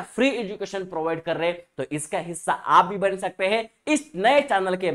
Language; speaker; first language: Hindi; non-native, local second language; Marathi